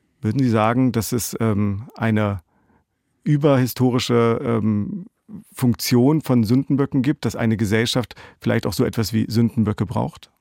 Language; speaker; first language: German; native; German